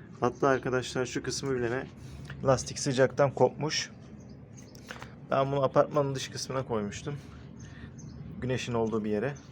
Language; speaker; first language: Turkish; native; Turkish